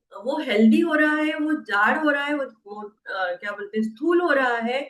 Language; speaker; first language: Hindi; non-native, local second language; Marathi